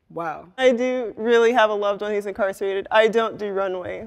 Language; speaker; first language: English; native; English